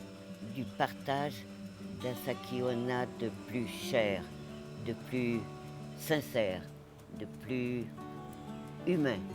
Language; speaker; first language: French; non-native, local second language; Morisyen